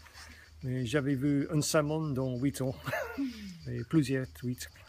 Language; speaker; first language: French; non-native, learner; English